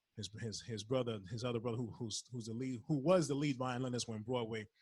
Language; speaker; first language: English; early bilingual, other home language; Spanish